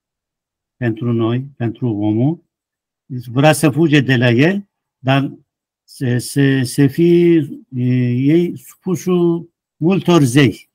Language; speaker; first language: Romanian; non-native, fluent; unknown